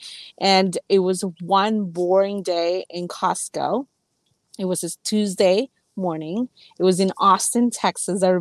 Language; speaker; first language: English; non-native, local second language; Cebuano